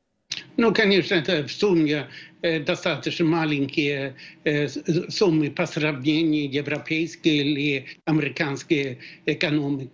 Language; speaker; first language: Russian; non-native, fluent; Swedish